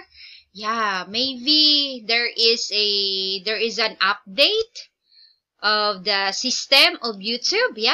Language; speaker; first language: English; non-native, local second language; Filipino